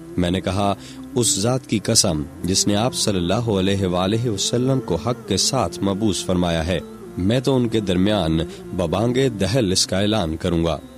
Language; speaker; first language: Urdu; non-native, local second language; Punjabi